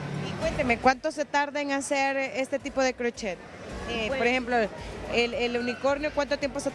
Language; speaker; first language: Spanish; native; Spanish